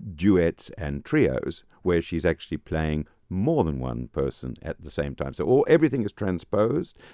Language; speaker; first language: English; native; English